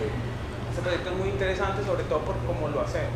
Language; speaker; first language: Spanish; native; Spanish